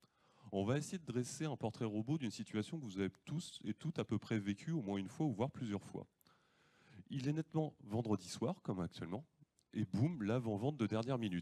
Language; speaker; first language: French; native; French